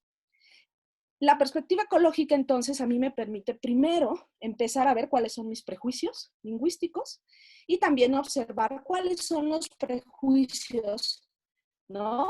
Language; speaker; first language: Spanish; native; Spanish